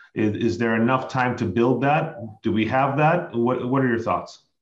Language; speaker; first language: English; native; English